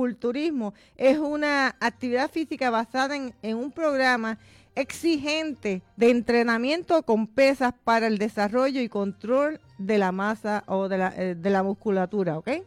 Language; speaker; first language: Spanish; native; Spanish